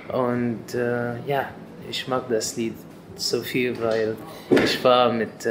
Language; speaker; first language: German; non-native, learner; Arabic